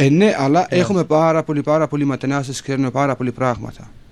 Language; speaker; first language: Greek; non-native, learner; Kurdish